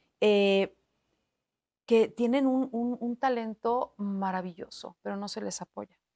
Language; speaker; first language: Spanish; native; Spanish